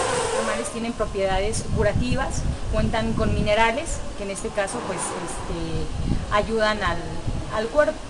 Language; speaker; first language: Spanish; native; Spanish